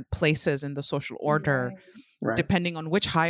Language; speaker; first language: English; non-native, local second language; Urdu